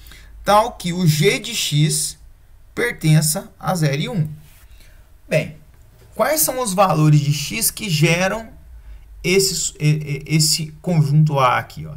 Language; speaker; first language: Portuguese; native; Portuguese